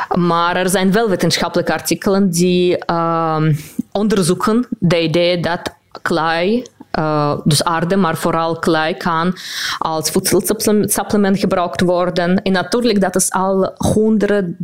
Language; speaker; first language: Dutch; non-native, fluent; Russian